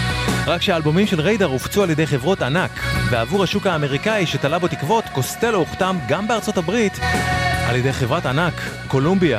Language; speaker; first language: Hebrew; native; Hebrew